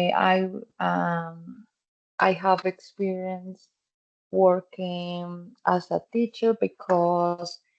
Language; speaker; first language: English; non-native, fluent; Spanish